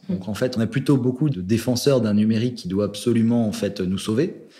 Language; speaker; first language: French; native; French